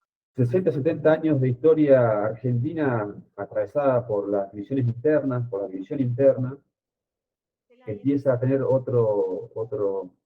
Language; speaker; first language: Spanish; native; Spanish